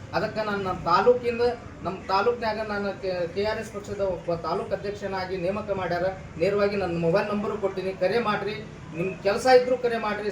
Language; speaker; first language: Kannada; non-native, local second language; Lambadi